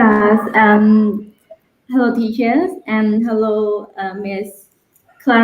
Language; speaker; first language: English; non-native, learner; Khmer